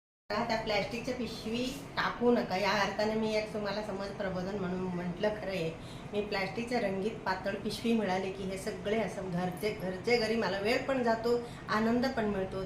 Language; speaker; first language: Marathi; non-native, local second language; Kannada